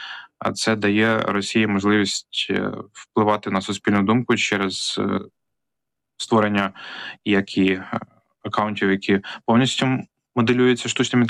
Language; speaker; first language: Ukrainian; native; Ukrainian